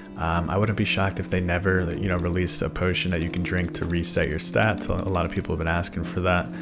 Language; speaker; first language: English; native; English